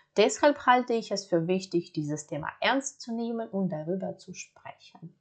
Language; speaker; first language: German; non-native, fluent; Ukrainian